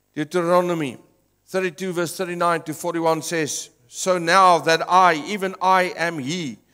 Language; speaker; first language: English; non-native, local second language; Afrikaans